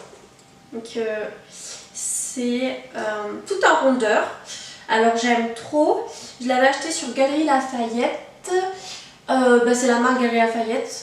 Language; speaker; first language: French; native; French